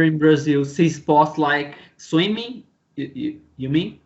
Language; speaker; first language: English; non-native, learner; Portuguese